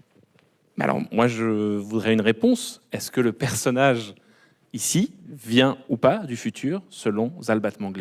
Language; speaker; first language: French; native; French